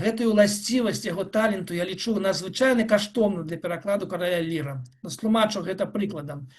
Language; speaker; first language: Belarusian; non-native, local second language; Russian